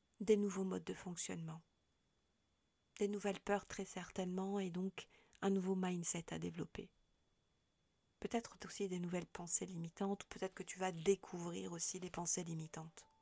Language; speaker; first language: French; native; French